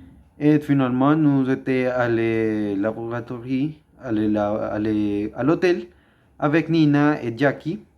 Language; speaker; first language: French; non-native, learner; Spanish